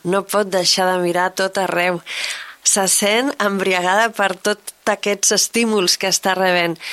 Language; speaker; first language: Catalan; native; Catalan